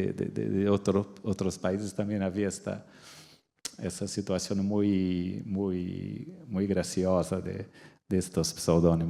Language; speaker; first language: Spanish; non-native, fluent; Portuguese